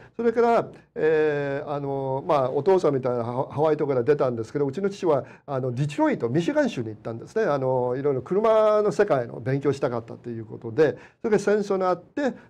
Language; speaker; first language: Japanese; native; Japanese